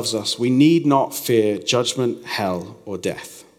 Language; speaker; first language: English; native; English